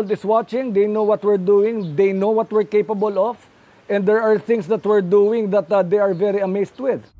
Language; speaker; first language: English; non-native, local second language; Filipino